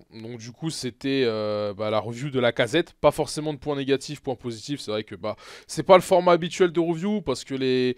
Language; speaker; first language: French; native; French